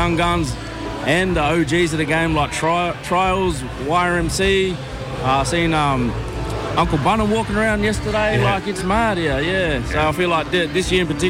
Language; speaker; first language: English; native; English